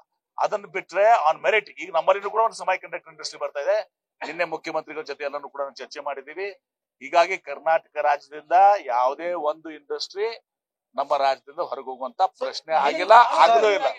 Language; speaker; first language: Kannada; native; Kannada